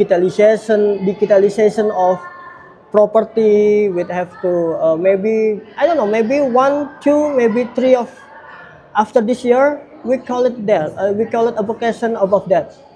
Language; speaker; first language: English; non-native, learner; Indonesian